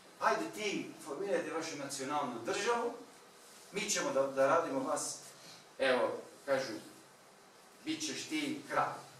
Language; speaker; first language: Bosnian; non-native, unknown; Turkish